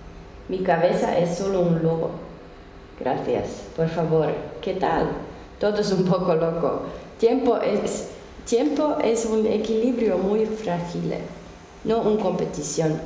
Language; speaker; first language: Spanish; non-native, learner; Finnish